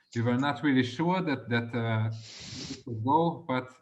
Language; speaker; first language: English; non-native, fluent; Hungarian